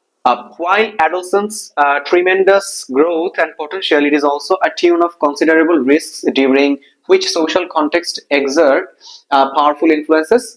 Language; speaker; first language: English; non-native, local second language; Bangla